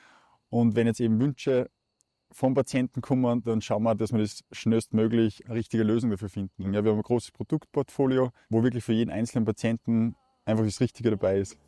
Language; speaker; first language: German; native; German